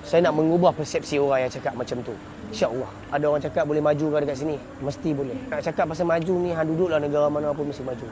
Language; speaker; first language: Malay; native; Malay